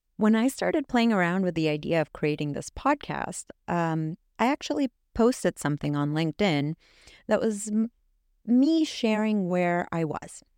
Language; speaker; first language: English; non-native, fluent; Spanish